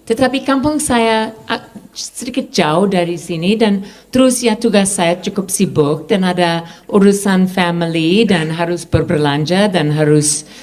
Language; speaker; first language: Indonesian; non-native, fluent; English